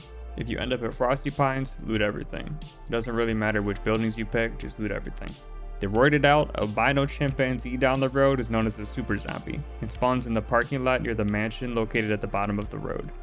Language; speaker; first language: English; native; English